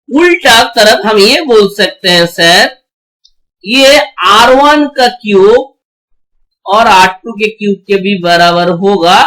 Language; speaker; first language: Hindi; non-native, local second language; Bangla